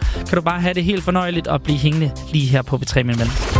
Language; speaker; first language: Danish; native; Danish